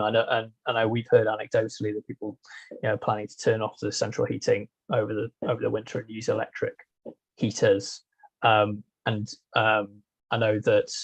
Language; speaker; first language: English; native; English